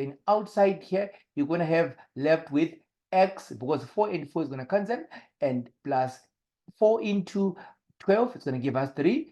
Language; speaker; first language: English; non-native, local second language; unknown